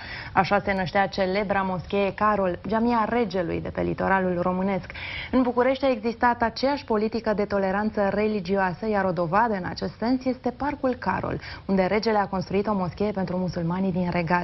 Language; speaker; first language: Romanian; native; Romanian